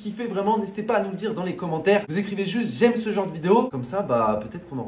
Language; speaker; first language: French; native; French